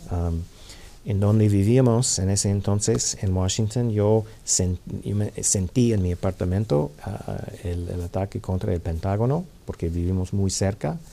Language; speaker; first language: Spanish; non-native, fluent; English